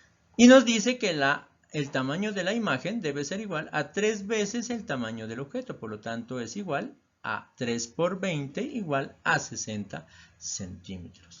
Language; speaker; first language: Spanish; native; Spanish